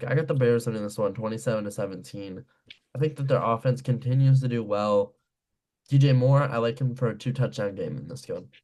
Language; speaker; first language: English; native; English